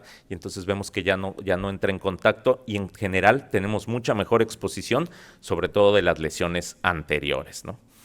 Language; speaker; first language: Spanish; native; Spanish